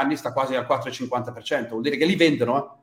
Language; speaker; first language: Italian; native; Italian